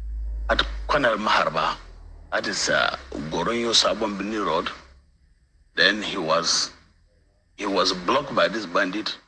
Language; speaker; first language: English; non-native, local second language; Hausa